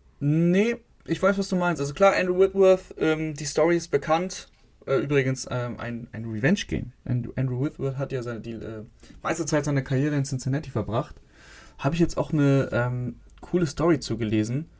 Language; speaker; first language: German; native; German